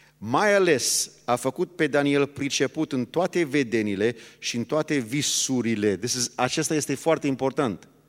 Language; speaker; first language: Romanian; early bilingual, heritage; Romanian